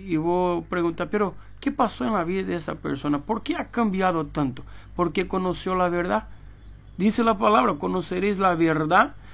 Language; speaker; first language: Spanish; non-native, fluent; Portuguese